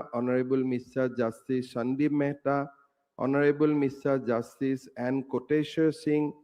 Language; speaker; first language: Hindi; non-native, local second language; Assamese